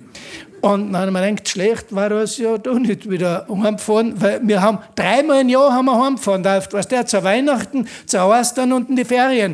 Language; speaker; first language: German; native; German